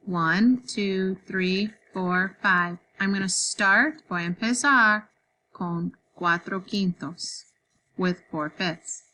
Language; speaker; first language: Spanish; non-native, learner; English